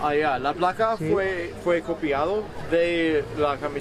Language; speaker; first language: Spanish; non-native, fluent; English